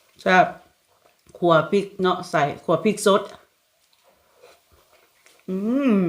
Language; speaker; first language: Thai; non-native, local second language; Lao